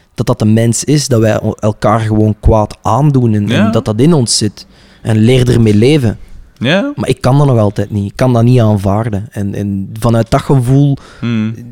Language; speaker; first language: Dutch; native; Dutch